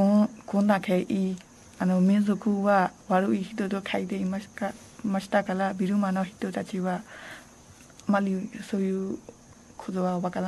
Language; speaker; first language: Japanese; non-native, learner; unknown